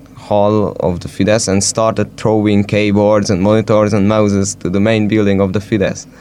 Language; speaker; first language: English; non-native, fluent; Hungarian